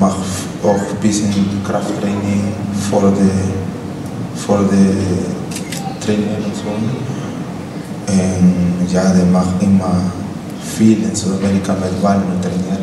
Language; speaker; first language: German; non-native, learner; Spanish